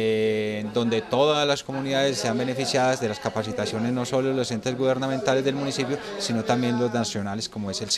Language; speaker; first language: Spanish; native; Spanish